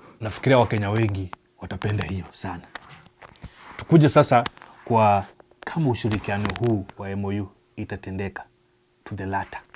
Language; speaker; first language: Swahili; non-native, local second language; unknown